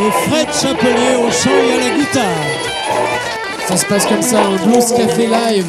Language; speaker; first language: French; native; French